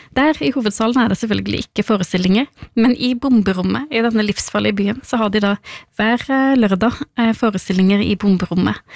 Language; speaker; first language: Norwegian; native; Norwegian